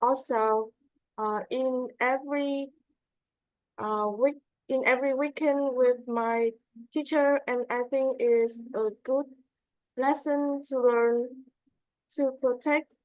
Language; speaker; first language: English; non-native, learner; Vietnamese